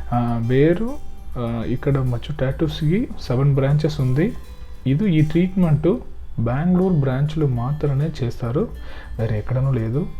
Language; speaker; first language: Telugu; non-native, learner; Kannada